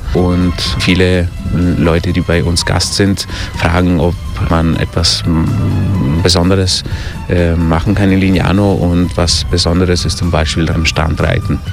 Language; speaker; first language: German; early bilingual, heritage; German